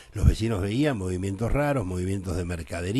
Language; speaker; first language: Spanish; native; Spanish